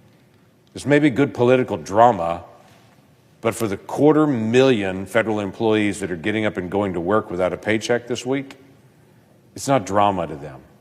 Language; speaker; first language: English; native; English